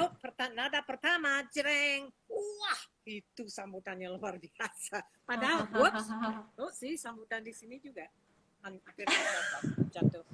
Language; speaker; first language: Indonesian; non-native, fluent; English